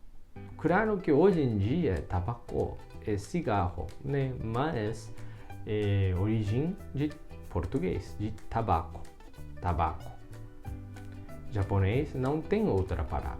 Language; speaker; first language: Portuguese; non-native, fluent; Japanese